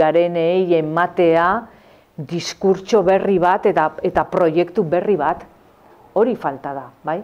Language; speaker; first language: Basque; non-native, local second language; Spanish